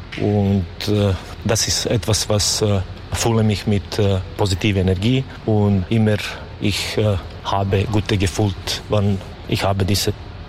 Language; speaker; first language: German; non-native, learner; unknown